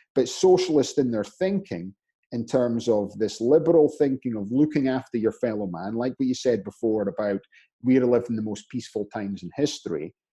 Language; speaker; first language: English; native; English